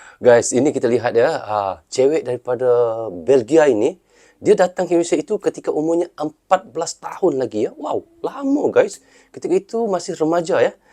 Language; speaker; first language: Malay; native; Malay